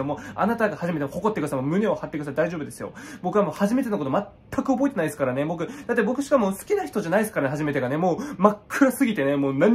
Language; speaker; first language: Japanese; native; Japanese